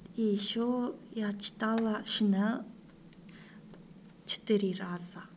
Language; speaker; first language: Russian; non-native, learner; Korean